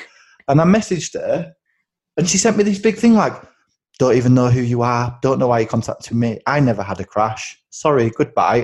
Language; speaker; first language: English; native; English